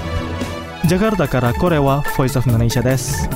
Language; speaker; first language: Japanese; non-native, fluent; Indonesian